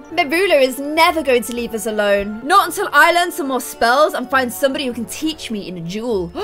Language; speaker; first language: English; native; English